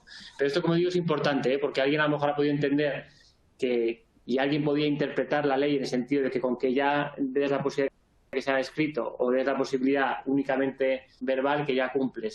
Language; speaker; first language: Spanish; native; Spanish